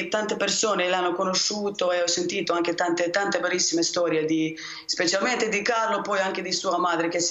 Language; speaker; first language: Italian; non-native, fluent; Bosnian